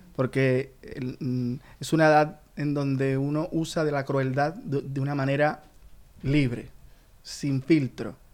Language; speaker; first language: Spanish; native; Spanish